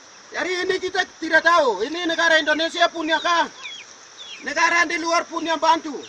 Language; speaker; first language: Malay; non-native, local second language; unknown